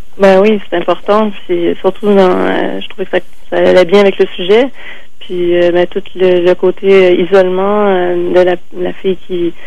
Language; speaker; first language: French; native; French